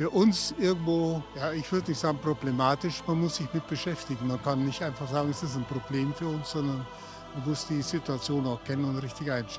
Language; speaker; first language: German; native; German